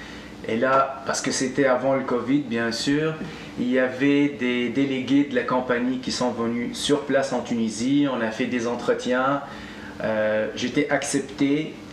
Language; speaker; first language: French; non-native, local second language; Arabic